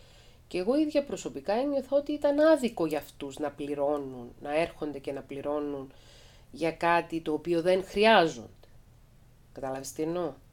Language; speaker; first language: Greek; native; Greek